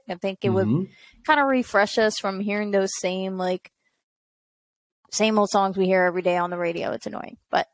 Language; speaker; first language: English; native; English